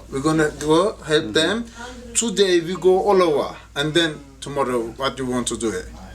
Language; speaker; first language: English; non-native, learner; Turkish